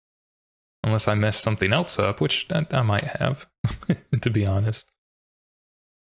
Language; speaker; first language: English; native; English